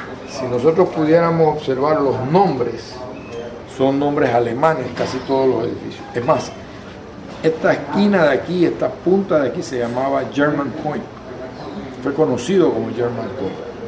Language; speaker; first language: Spanish; native; Spanish